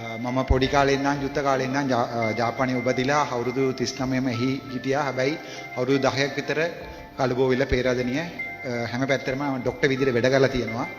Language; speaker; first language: Sinhala; non-native, local second language; Tamil